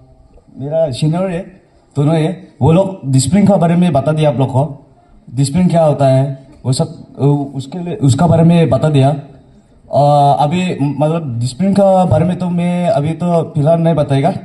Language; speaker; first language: Hindi; non-native, local second language; Garo